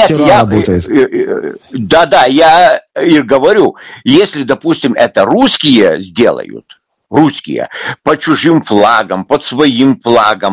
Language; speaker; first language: Russian; non-native, local second language; Lithuanian